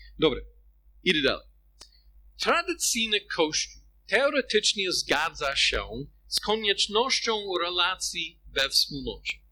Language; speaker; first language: Polish; non-native, fluent; English